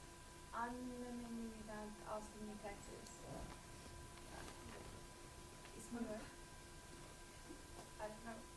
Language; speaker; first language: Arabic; non-native, learner; English